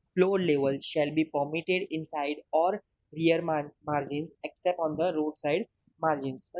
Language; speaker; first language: English; non-native, local second language; Gujarati